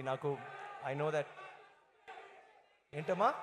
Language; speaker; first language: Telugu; non-native, learner; Tamil